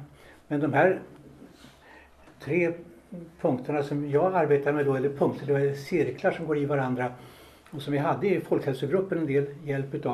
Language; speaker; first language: Swedish; native; Swedish